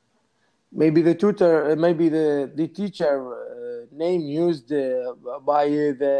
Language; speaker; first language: English; non-native, learner; Arabic